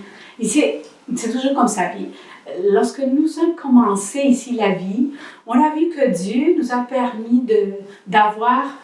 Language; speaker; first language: French; non-native, learner; Spanish